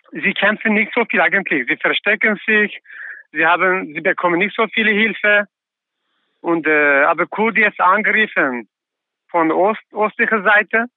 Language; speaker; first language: German; non-native, learner; Kurdish